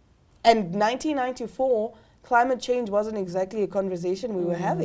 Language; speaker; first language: English; native; English